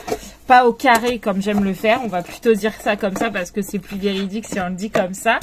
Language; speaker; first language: French; native; French